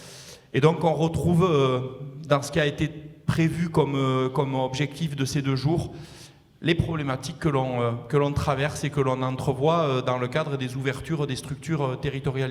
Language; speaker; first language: French; native; French